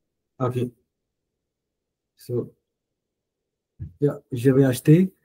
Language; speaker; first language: French; non-native, fluent; Punjabi